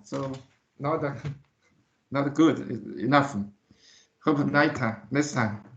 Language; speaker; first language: English; non-native, learner; Chinese